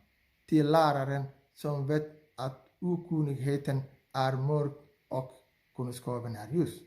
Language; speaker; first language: Swedish; non-native, learner; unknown